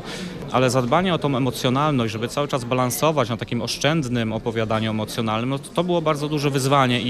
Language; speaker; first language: Polish; native; Polish